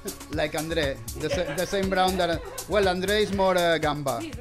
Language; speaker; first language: English; non-native, learner; Spanish